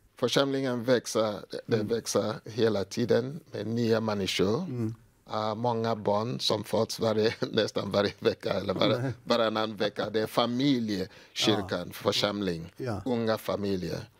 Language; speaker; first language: Swedish; non-native, fluent; Igbo